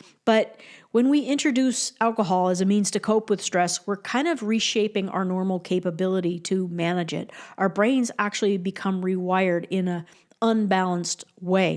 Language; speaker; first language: English; native; English